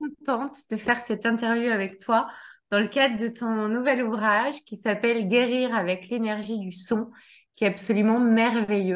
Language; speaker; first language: French; native; French